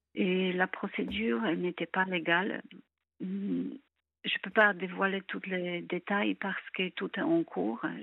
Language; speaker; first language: French; non-native, fluent; Polish